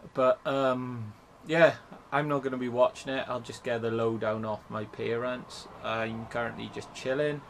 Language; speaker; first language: English; native; English